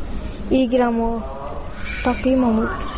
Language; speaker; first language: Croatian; non-native, learner; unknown